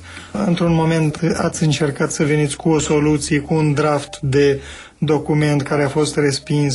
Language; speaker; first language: Romanian; native; Romanian